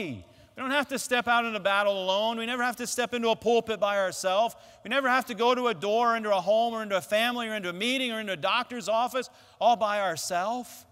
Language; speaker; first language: English; native; English